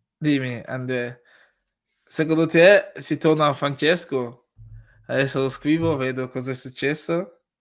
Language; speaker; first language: Italian; non-native, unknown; English